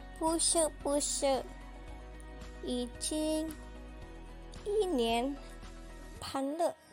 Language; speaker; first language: Chinese; non-native, learner; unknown